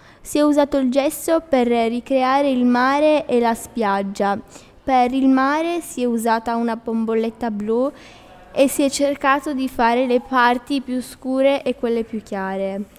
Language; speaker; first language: Italian; native; Italian